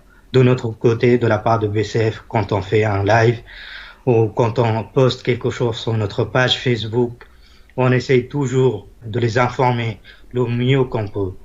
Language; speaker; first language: French; non-native, fluent; Bangla